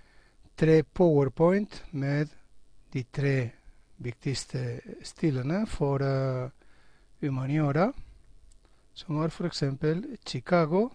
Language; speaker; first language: Norwegian; non-native, fluent; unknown